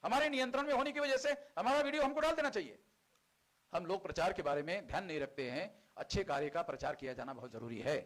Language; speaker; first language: Hindi; non-native, local second language; Marathi